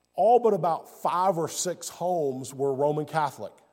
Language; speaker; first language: English; native; English